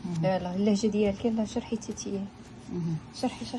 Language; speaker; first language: Arabic; native; Arabic